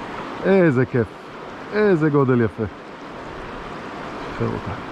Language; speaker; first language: Hebrew; native; Hebrew